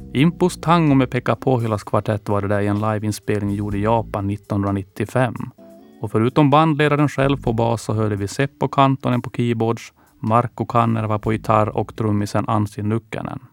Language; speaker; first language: Swedish; native; Swedish